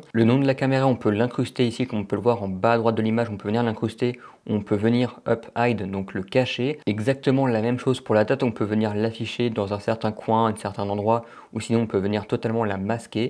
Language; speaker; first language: French; native; French